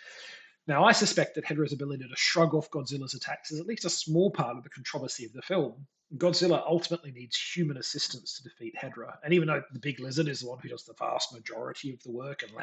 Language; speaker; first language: English; native; English